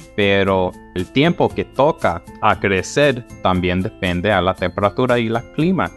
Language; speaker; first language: Spanish; early bilingual, heritage; Spanish